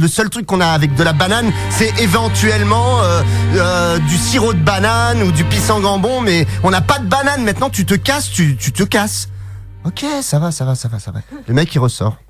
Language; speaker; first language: French; native; French